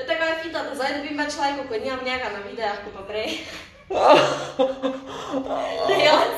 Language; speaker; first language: Slovenian; native; Slovenian